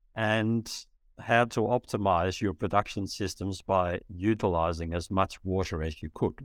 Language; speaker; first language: English; early bilingual, other home language; Dutch